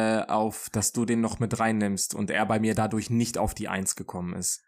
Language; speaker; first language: German; native; German